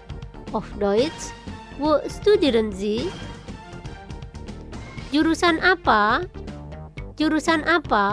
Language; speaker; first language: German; non-native, fluent; Indonesian